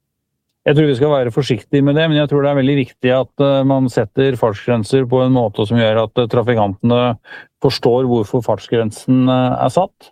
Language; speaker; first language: Norwegian; native; Norwegian